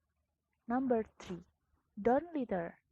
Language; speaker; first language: English; non-native, learner; Indonesian